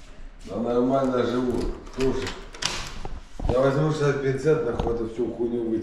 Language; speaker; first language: Russian; native; Russian